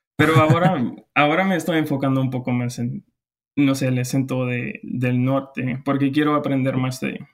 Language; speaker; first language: Spanish; non-native, fluent; English